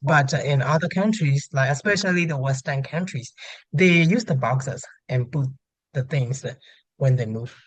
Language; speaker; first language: English; non-native, fluent; Burmese